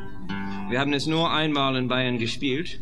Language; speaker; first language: German; non-native, fluent; English